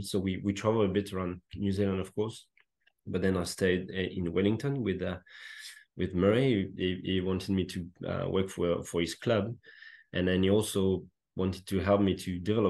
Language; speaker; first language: English; non-native, fluent; French